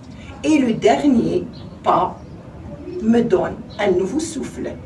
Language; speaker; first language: French; non-native, learner; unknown